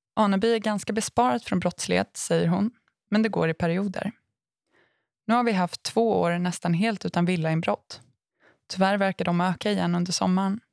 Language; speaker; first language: Swedish; native; Swedish